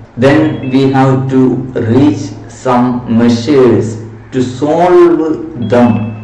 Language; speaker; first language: English; non-native, local second language; Malayalam